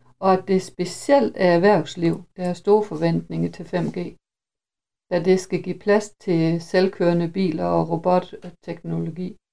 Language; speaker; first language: Danish; native; Danish